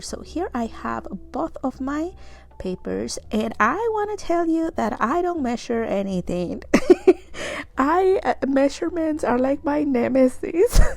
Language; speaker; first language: English; non-native, fluent; Spanish